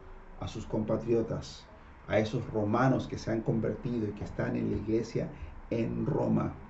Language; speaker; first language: Spanish; native; Spanish